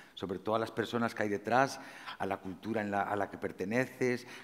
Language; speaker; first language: Spanish; native; Spanish